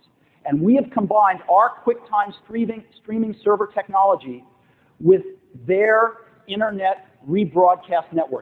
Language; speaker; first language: English; native; English